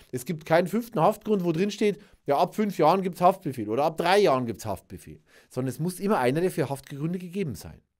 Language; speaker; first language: German; native; German